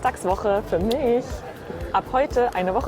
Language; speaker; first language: German; native; German